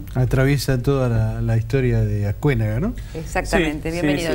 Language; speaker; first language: Spanish; native; Spanish